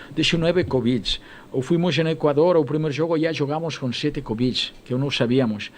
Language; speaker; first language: Portuguese; non-native, fluent; Spanish